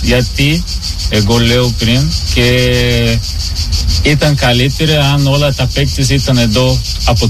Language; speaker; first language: Greek; non-native, learner; Portuguese